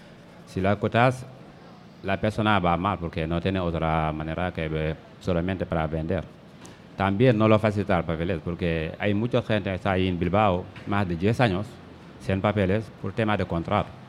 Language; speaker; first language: Spanish; non-native, learner; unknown